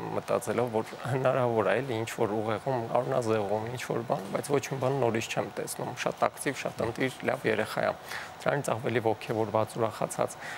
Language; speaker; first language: Armenian; native; Armenian